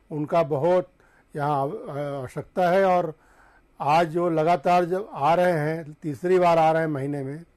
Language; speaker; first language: Hindi; native; Hindi